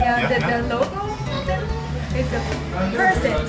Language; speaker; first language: English; non-native, fluent; Japanese